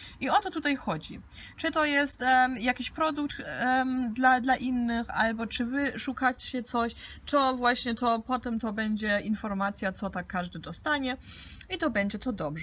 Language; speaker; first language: Polish; early bilingual, heritage; Polish